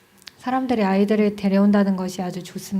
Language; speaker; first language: Korean; native; Korean